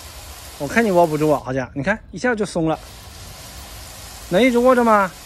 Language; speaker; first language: Chinese; native; Chinese